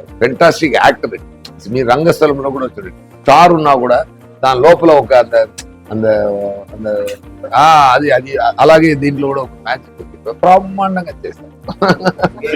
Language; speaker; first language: Telugu; non-native, learner; Tamil